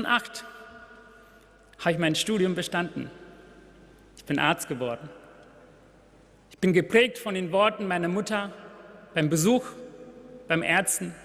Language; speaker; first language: German; non-native, fluent; Tamil